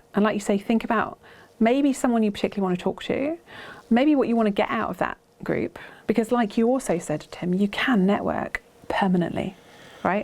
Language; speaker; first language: English; native; English